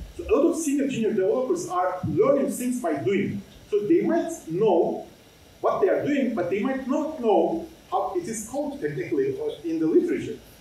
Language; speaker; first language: English; non-native, fluent; Turkish